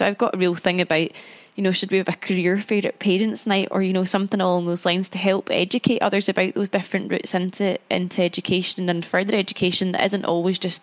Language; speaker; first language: English; native; English